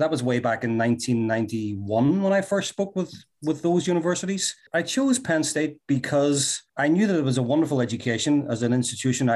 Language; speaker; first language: English; native; English